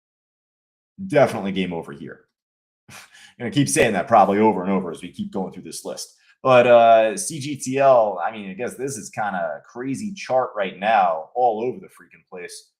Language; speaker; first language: English; native; English